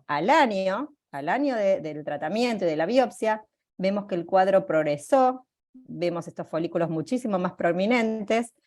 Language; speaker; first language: Spanish; native; Spanish